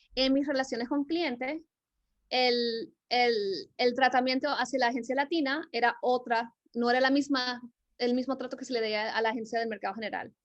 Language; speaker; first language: Spanish; early bilingual, other home language; English